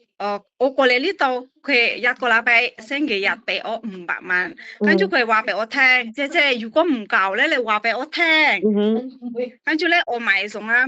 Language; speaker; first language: Cantonese; non-native, fluent; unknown